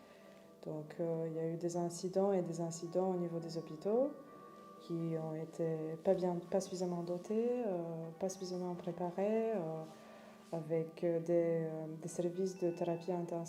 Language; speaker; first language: French; non-native, fluent; Romanian